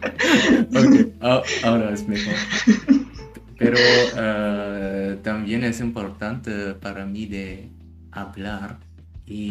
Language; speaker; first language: Spanish; non-native, learner; German